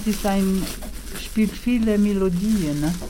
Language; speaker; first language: German; non-native, local second language; French